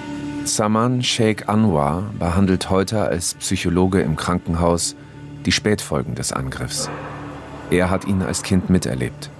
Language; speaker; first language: German; native; German